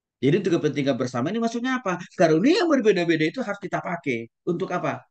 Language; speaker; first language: Indonesian; non-native, local second language; Batak Toba